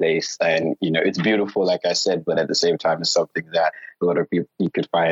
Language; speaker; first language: English; non-native, local second language; Yoruba